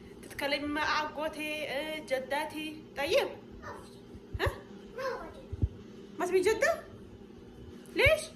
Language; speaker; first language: Arabic; non-native, fluent; Amharic